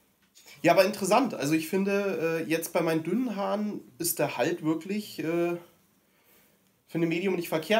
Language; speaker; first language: German; native; German